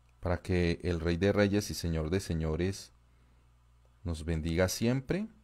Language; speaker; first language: Spanish; native; Spanish